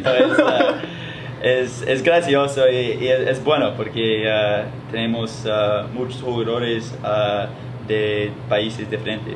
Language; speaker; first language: Spanish; non-native, learner; English